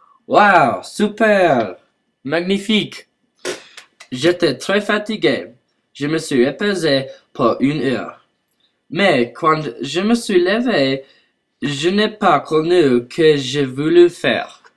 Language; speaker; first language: French; non-native, learner; English